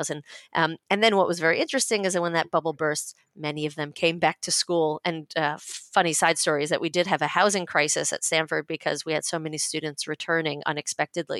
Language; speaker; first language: English; native; English